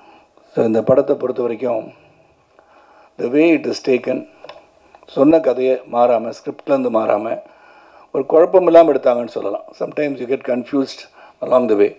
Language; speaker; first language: Tamil; native; Tamil